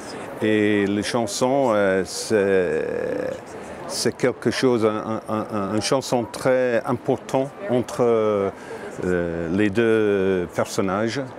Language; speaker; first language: French; non-native, learner; English